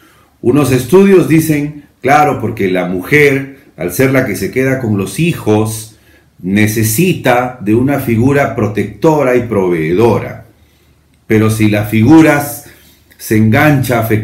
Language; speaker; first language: Spanish; native; Spanish